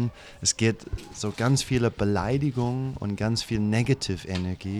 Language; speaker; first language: German; non-native, fluent; English